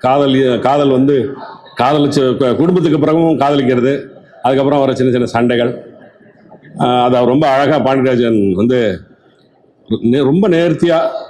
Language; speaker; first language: Tamil; native; Tamil